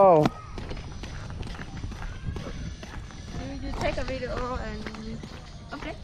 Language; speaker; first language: English; non-native, learner; Vietnamese